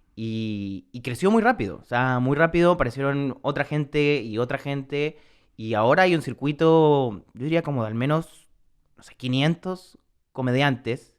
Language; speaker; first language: Spanish; native; Spanish